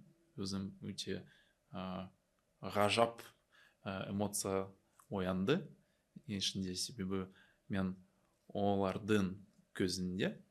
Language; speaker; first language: Kazakh; non-native, learner; Russian